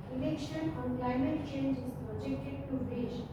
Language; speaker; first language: English; non-native, local second language; Gujarati